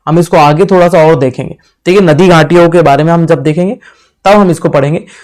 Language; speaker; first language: Hindi; native; Hindi